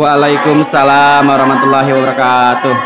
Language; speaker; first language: Indonesian; native; Indonesian